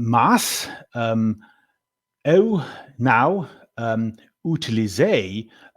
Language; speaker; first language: Portuguese; non-native, learner; English